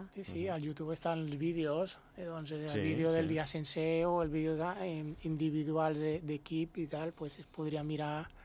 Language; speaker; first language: Catalan; non-native, local second language; Spanish